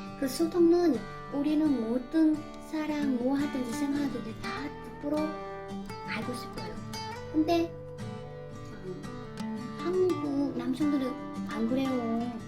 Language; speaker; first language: Korean; non-native, learner; Vietnamese